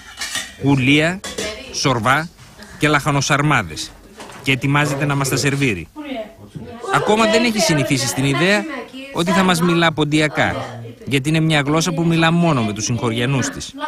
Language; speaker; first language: Greek; native; Greek